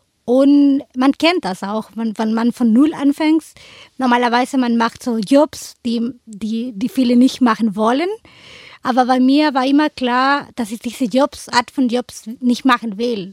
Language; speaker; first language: German; non-native, learner; Spanish